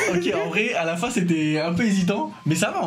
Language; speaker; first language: French; native; French